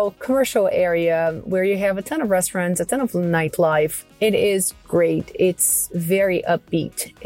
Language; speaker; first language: English; non-native, fluent; Portuguese